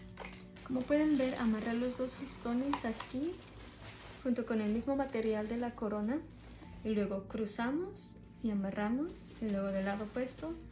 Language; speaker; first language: Spanish; early bilingual, heritage; Spanish